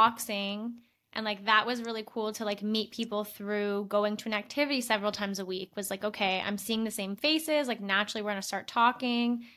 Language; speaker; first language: English; native; English